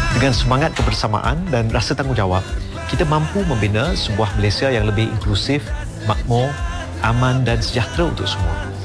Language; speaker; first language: Malay; native; Malay